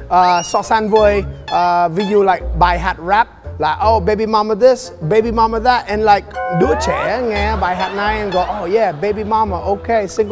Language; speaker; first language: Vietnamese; non-native, learner; English